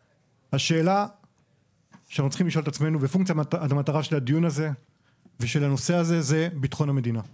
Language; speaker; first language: Hebrew; native; Hebrew